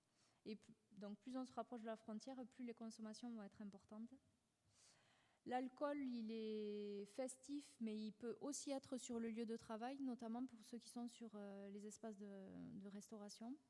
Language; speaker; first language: French; native; French